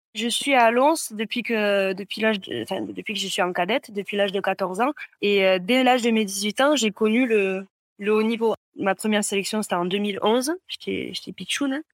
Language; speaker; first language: French; native; French